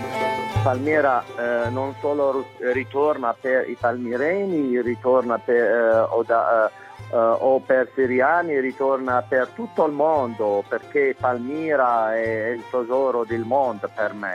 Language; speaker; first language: Italian; non-native, learner; Arabic